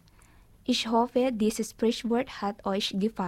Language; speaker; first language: German; non-native, learner; Filipino